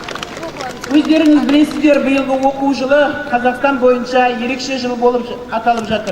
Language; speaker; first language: Kazakh; native; Kazakh